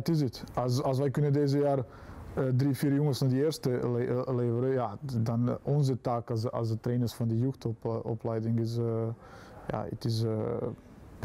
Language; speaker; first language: Dutch; non-native, fluent; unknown